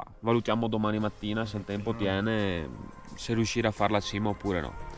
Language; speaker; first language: Italian; native; Italian